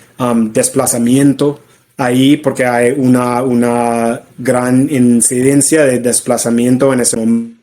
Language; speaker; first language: Spanish; non-native, fluent; English